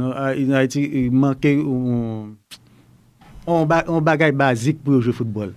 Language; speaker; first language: Portuguese; non-native, learner; Haitian Creole